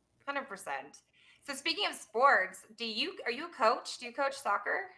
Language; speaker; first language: English; native; English